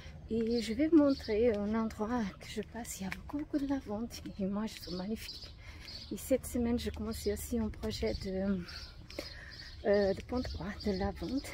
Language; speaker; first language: French; non-native, fluent; Portuguese